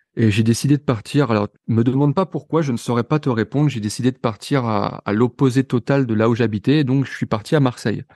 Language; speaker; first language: French; native; French